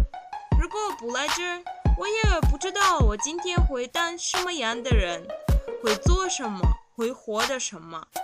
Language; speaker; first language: Chinese; non-native, learner; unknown